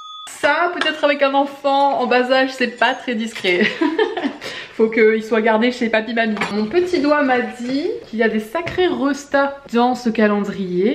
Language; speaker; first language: French; native; French